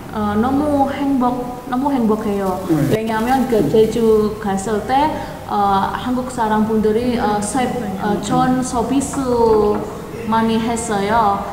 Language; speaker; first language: Korean; non-native, learner; Indonesian